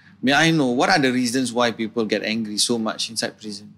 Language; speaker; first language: English; non-native, local second language; Malay